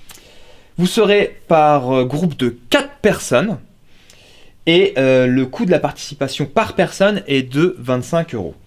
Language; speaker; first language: French; native; French